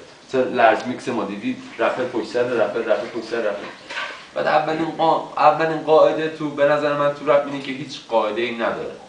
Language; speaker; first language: Persian; native; Persian